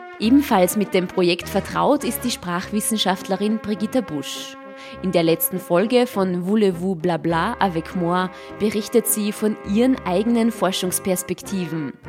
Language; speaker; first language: German; native; German